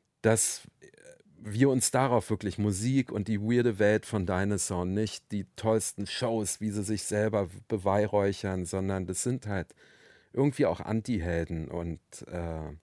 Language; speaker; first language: German; native; German